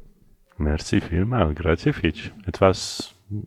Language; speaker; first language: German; non-native, local second language; French